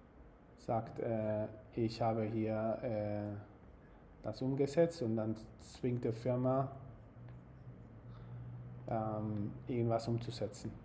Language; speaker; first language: German; non-native, fluent; Spanish